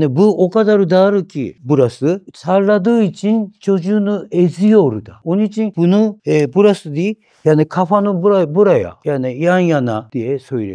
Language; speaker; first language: Turkish; non-native, fluent; Japanese